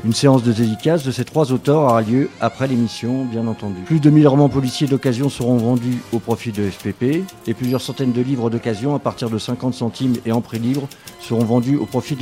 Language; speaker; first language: French; native; French